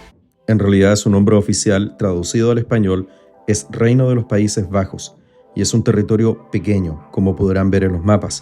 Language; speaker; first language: Spanish; native; Spanish